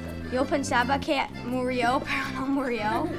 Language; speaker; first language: Spanish; non-native, learner; English